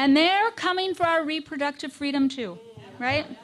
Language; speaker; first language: English; native; English